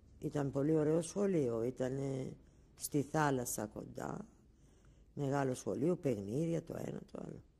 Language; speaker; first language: Greek; non-native, local second language; Ladino